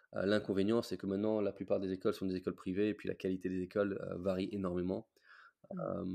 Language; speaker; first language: French; non-native, fluent; English